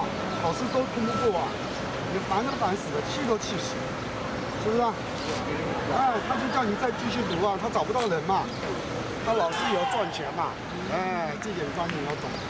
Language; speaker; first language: Chinese; native; Chinese